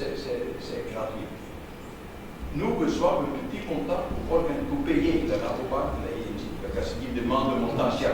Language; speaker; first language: French; non-native, learner; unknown